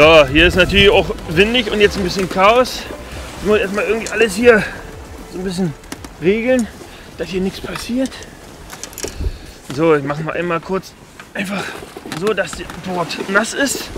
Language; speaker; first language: German; native; German